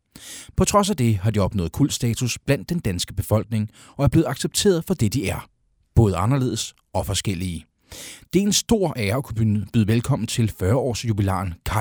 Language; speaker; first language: Danish; native; Danish